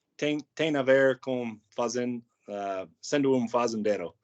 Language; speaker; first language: Portuguese; non-native, learner; English